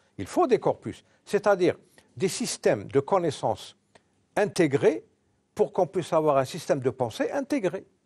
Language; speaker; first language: French; non-native, local second language; Arabic